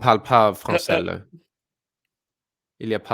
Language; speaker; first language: French; non-native, fluent; English